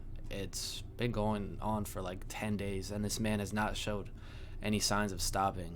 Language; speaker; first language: English; native; English